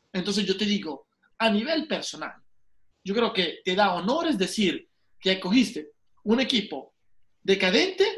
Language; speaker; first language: Spanish; native; Spanish